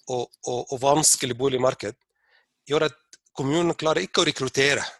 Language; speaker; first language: Norwegian; non-native, fluent; Arabic